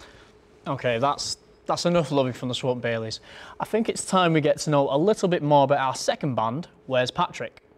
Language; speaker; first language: English; native; English